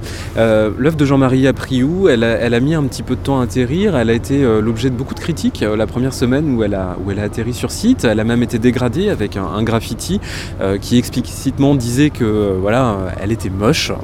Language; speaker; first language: French; native; French